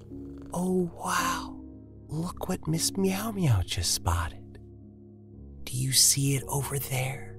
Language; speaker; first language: English; native; English